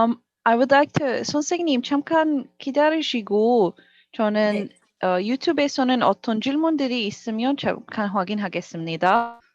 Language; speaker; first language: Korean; non-native, learner; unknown